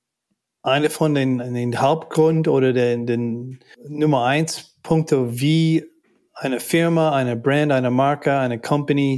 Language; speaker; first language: German; non-native, learner; English